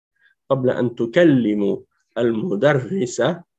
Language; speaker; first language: Arabic; non-native, fluent; French